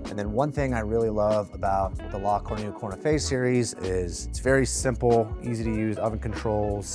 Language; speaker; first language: English; native; English